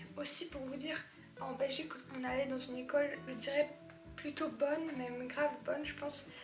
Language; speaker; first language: French; early bilingual, other home language; Polish